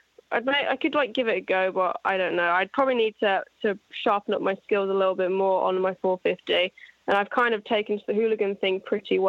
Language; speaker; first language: English; native; English